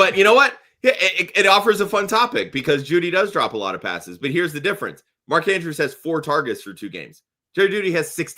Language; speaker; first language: English; native; English